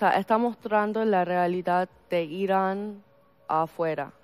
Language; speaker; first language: Spanish; non-native, fluent; Persian